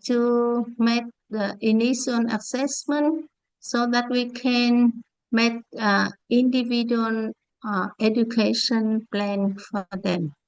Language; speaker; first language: English; non-native, learner; Vietnamese